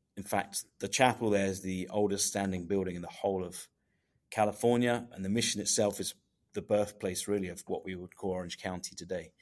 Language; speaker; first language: English; native; English